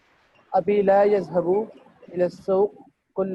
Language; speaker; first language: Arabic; non-native, learner; Urdu